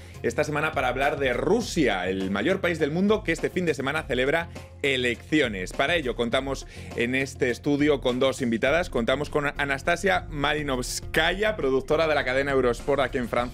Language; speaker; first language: Spanish; native; Spanish